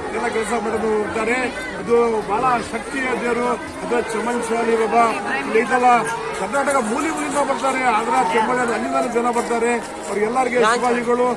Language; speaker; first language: Kannada; non-native, local second language; Urdu